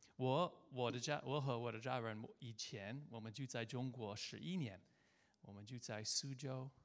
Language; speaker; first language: Chinese; non-native, fluent; English